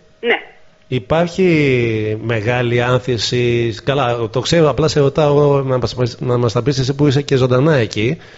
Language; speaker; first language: Greek; native; Greek